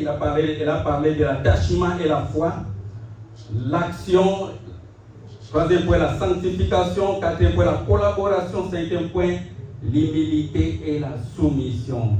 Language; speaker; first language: French; non-native, local second language; Lingala